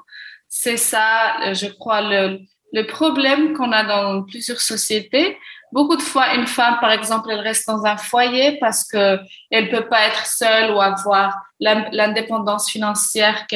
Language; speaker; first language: French; non-native, local second language; Arabic